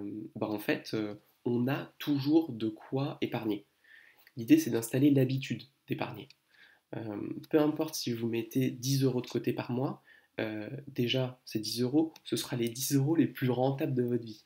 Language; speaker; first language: French; native; French